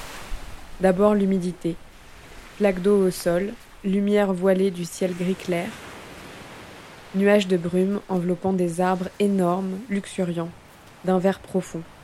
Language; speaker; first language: French; native; French